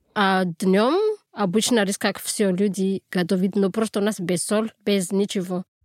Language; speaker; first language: Russian; non-native, fluent; Malagasy